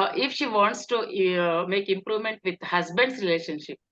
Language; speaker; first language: English; non-native, local second language; Kannada